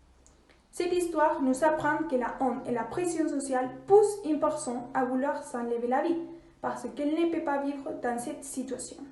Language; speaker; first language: French; non-native, learner; Spanish